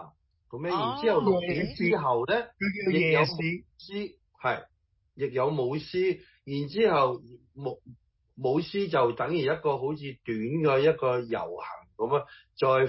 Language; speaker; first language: Chinese; early bilingual, heritage; Cantonese